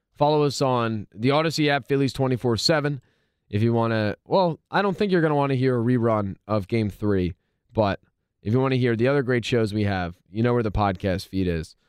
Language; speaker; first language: English; native; English